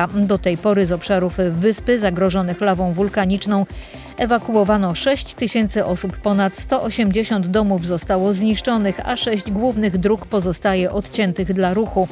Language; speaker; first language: Polish; native; Polish